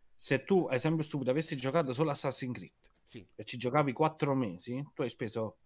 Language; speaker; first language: Italian; native; Italian